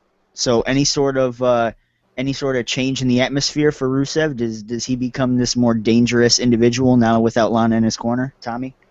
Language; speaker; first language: English; native; English